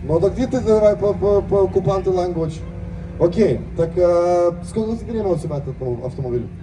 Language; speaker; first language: Russian; non-native, fluent; Lithuanian